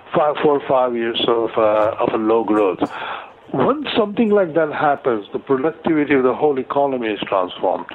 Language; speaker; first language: English; non-native, local second language; Gujarati